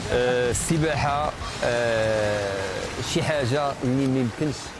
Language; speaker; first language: Arabic; native; Arabic